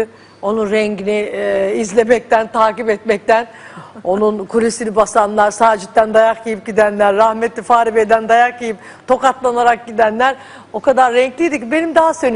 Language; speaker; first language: Turkish; native; Turkish